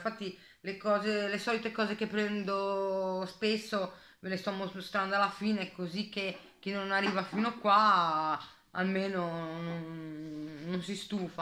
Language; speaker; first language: Italian; native; Italian